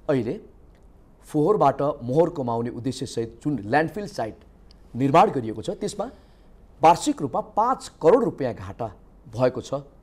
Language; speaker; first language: Nepali; native; Nepali